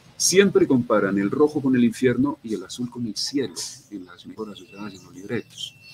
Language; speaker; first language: Spanish; native; Spanish